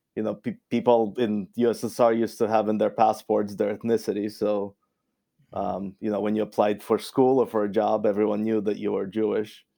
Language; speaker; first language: English; early bilingual, other home language; Romanian